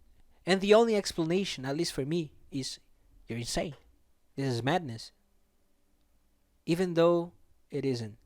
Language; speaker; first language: English; non-native, fluent; Portuguese